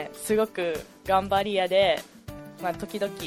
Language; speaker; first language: Japanese; non-native, fluent; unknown